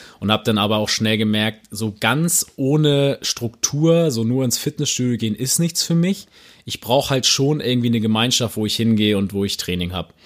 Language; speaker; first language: German; native; German